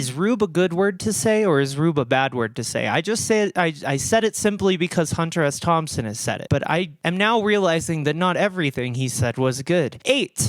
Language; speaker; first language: English; native; English